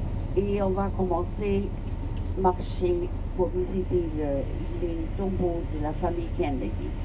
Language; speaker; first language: French; non-native, fluent; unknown